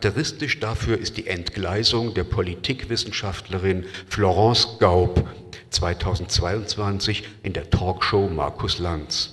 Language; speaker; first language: German; native; German